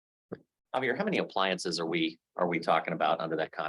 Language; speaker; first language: English; native; English